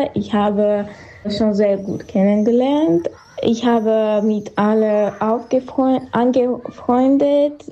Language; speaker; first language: German; non-native, learner; Armenian